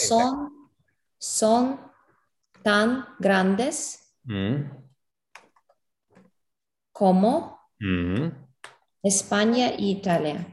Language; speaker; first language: Spanish; non-native, learner; English